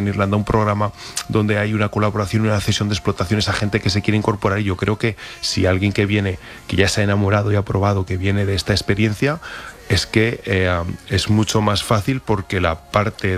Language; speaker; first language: Spanish; native; Spanish